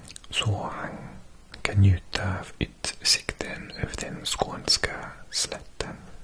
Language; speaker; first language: Swedish; non-native, learner; Welsh